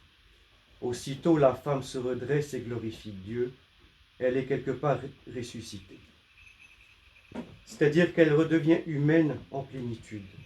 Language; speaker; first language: French; native; French